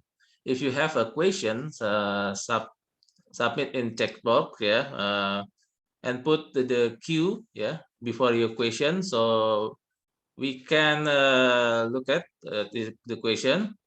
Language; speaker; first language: English; non-native, learner; Indonesian